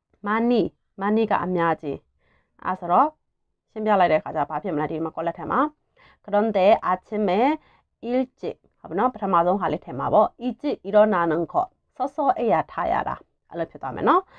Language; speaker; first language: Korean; non-native, fluent; Burmese